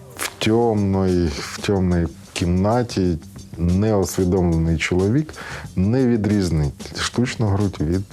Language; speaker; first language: Ukrainian; non-native, local second language; Russian